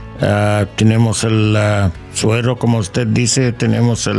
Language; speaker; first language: Spanish; non-native, learner; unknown